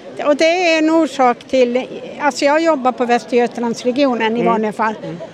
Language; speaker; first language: Swedish; native; Swedish